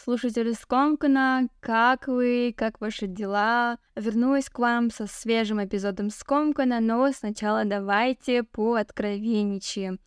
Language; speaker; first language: Russian; non-native, local second language; Kazakh